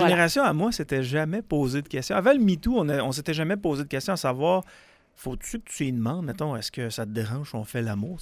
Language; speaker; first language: French; native; French